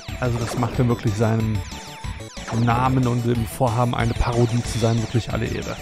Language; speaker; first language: German; native; German